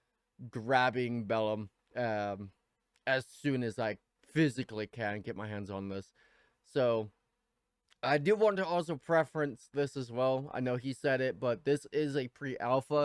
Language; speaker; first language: English; native; English